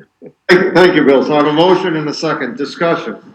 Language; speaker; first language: English; native; English